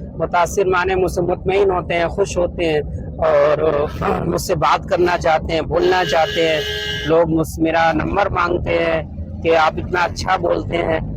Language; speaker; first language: Hindi; native; Hindi